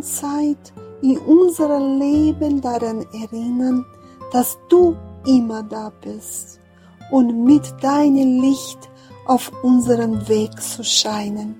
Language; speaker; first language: German; non-native, fluent; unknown